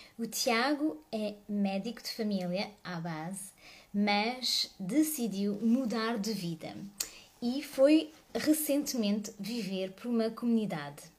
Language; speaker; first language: Portuguese; early bilingual, heritage; Portuguese